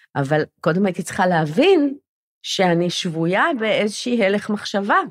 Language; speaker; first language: Hebrew; native; Hebrew